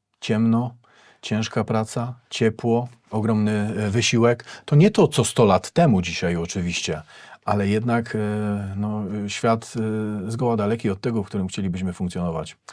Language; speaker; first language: Polish; native; Polish